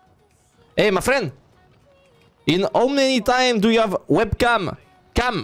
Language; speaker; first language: English; non-native, learner; French